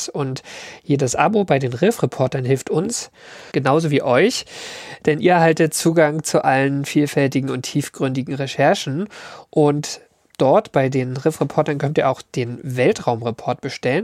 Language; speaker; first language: German; native; German